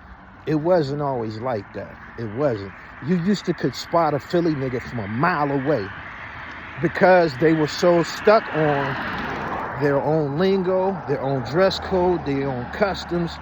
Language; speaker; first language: English; native; English